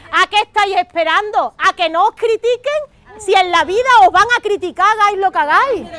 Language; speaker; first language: Spanish; native; Spanish